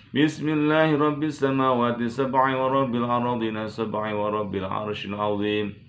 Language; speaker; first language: Arabic; non-native, fluent; Indonesian